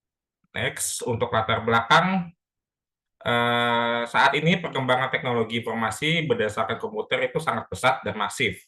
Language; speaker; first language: Indonesian; native; Indonesian